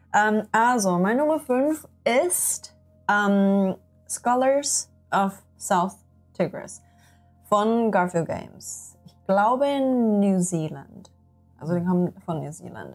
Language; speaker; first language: German; non-native, learner; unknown